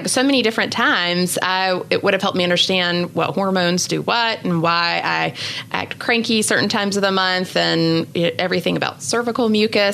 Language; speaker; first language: English; native; English